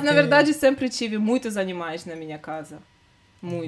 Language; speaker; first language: Portuguese; non-native, fluent; Russian